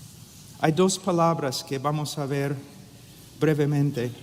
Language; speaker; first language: Spanish; non-native, fluent; English